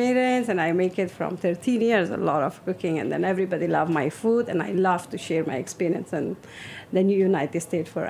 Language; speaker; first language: English; non-native, learner; Persian